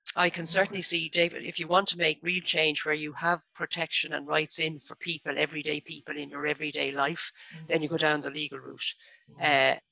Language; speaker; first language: English; native; English